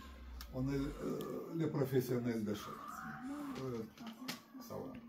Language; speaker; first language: French; non-native, learner; Russian